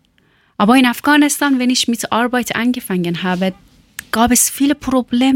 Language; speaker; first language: German; non-native, learner; Persian